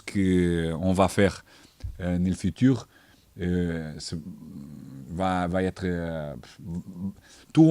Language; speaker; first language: French; non-native, learner; Portuguese